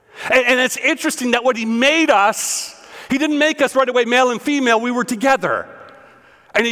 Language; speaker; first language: English; native; English